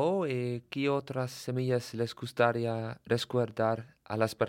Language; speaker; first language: Spanish; non-native, learner; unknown